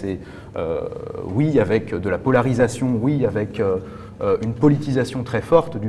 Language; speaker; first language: French; native; French